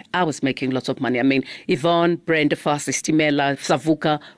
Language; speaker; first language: English; non-native, local second language; Zulu